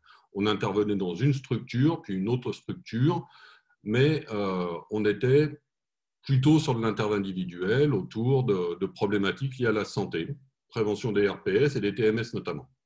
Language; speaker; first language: French; native; French